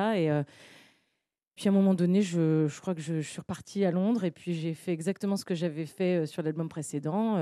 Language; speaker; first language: French; native; French